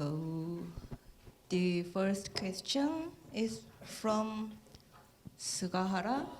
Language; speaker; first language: English; non-native, learner; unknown